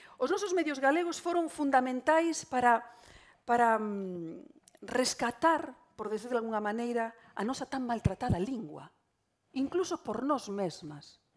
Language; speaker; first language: Galician; non-native, local second language; Spanish